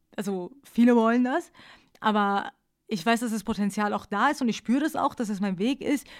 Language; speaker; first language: German; early bilingual, other home language; Persian